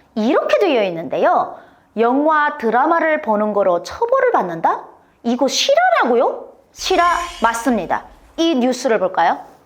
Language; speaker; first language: Korean; native; Korean